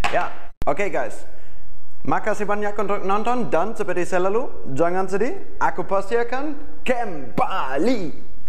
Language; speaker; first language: Indonesian; non-native, fluent; German